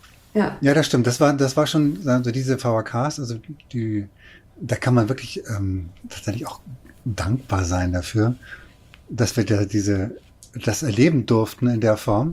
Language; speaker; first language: German; native; German